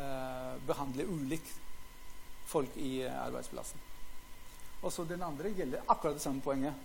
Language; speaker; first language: Norwegian; non-native, fluent; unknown